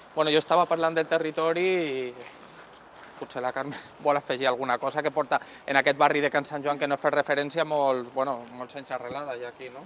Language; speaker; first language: Catalan; native; Catalan